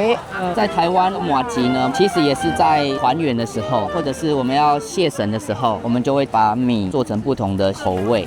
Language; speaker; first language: Chinese; native; Chinese